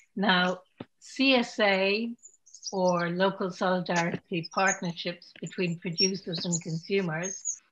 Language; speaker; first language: English; native; English